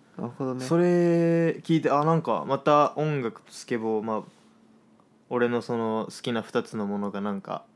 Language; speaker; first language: Japanese; native; Japanese